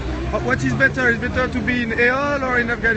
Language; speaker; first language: English; non-native, learner; French